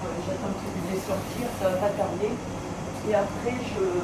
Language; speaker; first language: French; native; French